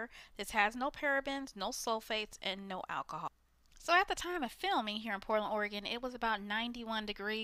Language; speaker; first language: English; native; English